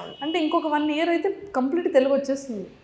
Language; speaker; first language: Telugu; native; Telugu